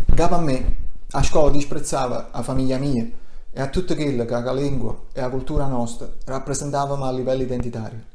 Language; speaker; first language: Italian; non-native, local second language; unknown